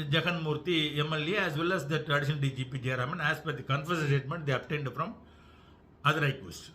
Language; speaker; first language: English; non-native, local second language; Tamil